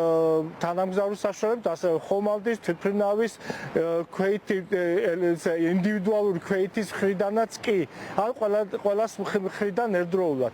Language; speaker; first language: Georgian; native; Georgian